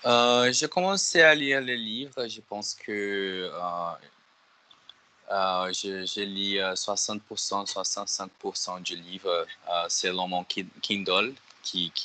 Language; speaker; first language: French; non-native, learner; Portuguese